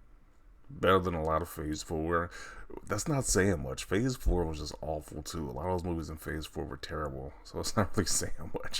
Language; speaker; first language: English; native; English